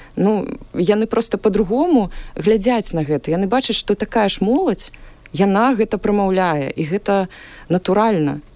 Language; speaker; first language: Belarusian; non-native, local second language; Russian